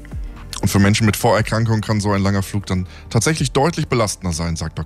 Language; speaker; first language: German; native; German